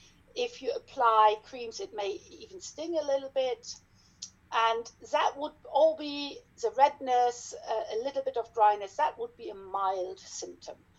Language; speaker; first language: English; non-native, fluent; German